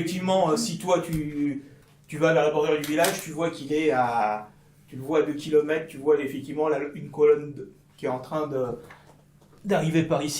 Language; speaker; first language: French; native; French